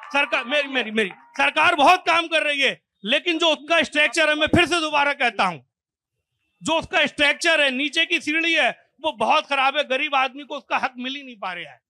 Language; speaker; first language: Hindi; native; Hindi